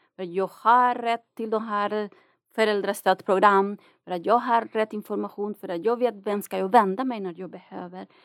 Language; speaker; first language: Swedish; non-native, fluent; Spanish